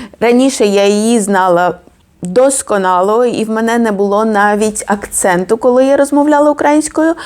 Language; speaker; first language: Ukrainian; non-native, fluent; Georgian